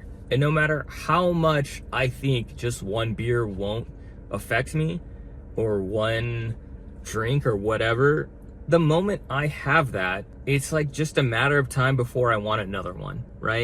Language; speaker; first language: English; native; English